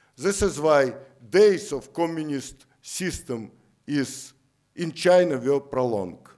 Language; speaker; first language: English; non-native, fluent; Russian